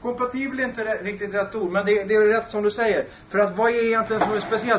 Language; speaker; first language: Swedish; native; Swedish